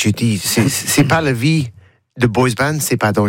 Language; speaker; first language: French; non-native, learner; English